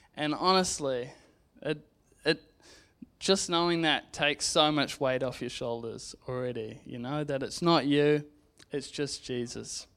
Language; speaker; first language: English; native; English